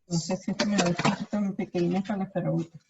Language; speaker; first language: Spanish; native; Spanish